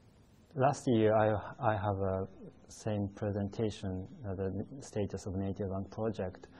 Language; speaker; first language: English; non-native, fluent; Japanese